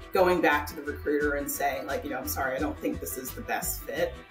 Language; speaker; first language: English; native; English